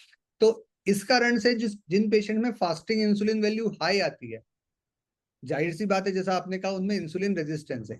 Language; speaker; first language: Hindi; native; Hindi